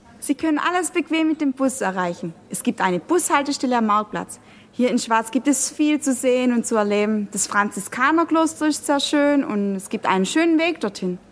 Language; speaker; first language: German; native; German